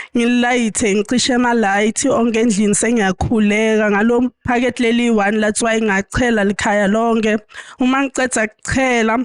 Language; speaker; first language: Zulu; non-native, local second language; Swati